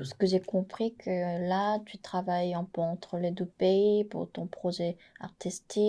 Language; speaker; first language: French; non-native, fluent; Korean